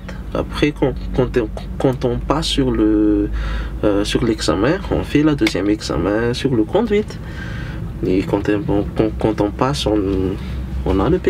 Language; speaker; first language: French; non-native, local second language; Malagasy